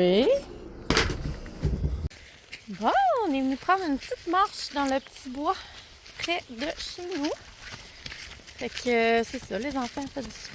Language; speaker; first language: French; native; French